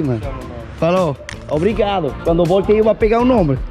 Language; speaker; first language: Portuguese; non-native, fluent; Spanish